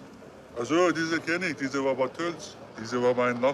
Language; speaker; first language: German; non-native, learner; Turkish